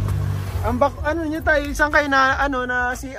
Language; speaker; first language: Filipino; native; Filipino